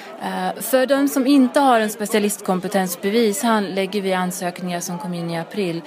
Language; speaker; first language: Swedish; native; Swedish